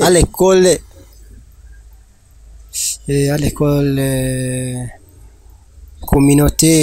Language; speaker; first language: French; non-native, learner; Rundi